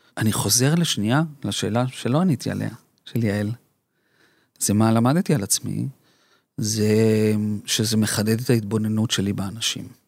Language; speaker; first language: Hebrew; early bilingual, other home language; Spanish